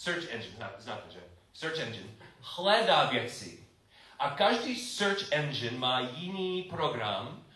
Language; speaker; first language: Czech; non-native, learner; English